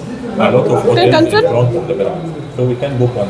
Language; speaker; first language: English; non-native, learner; Arabic